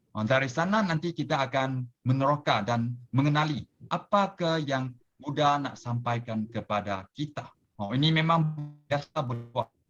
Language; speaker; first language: Malay; non-native, local second language; Chinese